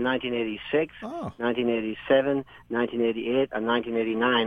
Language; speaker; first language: English; native; English